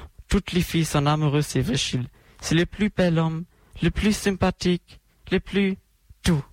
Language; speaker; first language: French; non-native, learner; German